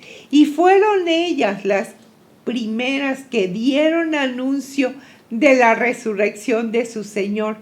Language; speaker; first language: Spanish; native; Spanish